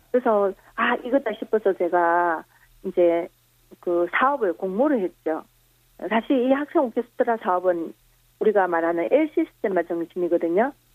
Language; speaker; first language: Korean; native; Korean